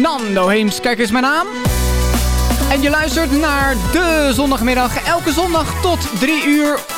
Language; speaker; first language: Dutch; native; Dutch